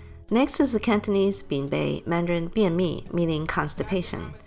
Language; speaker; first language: English; native; English